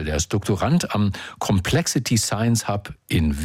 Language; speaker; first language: German; native; German